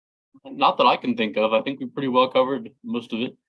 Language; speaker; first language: English; native; English